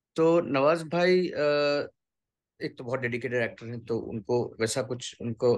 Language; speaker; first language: Hindi; non-native, local second language; Bangla